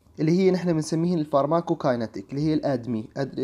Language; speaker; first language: Arabic; native; Arabic